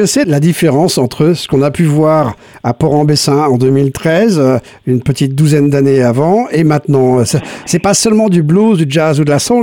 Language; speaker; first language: French; native; French